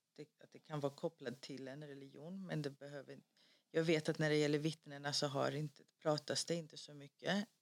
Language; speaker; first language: Swedish; early bilingual, other home language; Greek